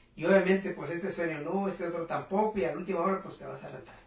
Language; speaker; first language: Spanish; non-native, local second language; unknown